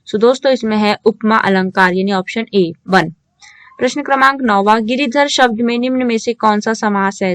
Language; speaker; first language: Hindi; native; Hindi